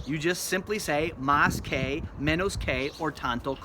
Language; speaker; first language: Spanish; non-native, fluent; English